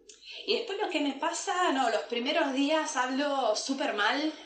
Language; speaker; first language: Spanish; non-native, fluent; Italian